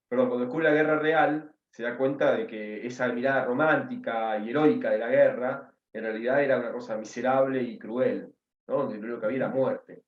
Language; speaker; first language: Spanish; native; Spanish